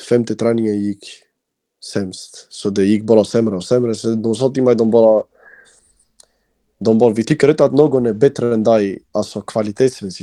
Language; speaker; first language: Swedish; early bilingual, other home language; Albanian